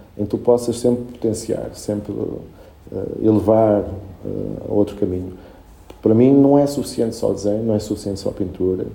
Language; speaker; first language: Portuguese; early bilingual, other home language; Spanish